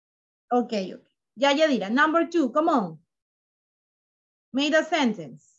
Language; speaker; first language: English; non-native, fluent; Spanish